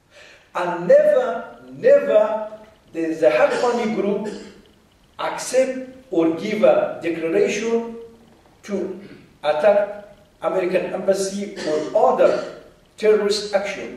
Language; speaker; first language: English; non-native, fluent; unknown